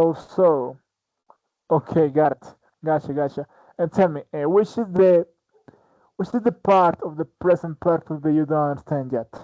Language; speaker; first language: English; non-native, fluent; Spanish